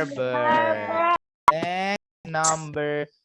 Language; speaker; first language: English; non-native, local second language; Indonesian